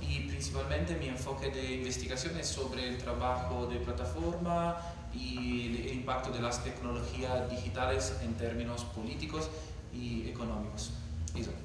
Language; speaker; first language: Spanish; non-native, fluent; Italian